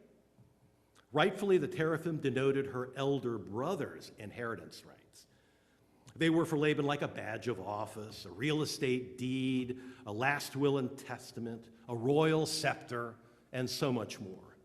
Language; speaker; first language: English; native; English